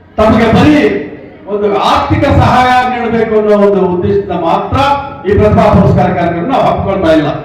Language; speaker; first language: Kannada; native; Kannada